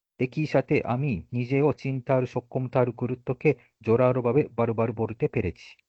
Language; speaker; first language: Bangla; non-native, fluent; Japanese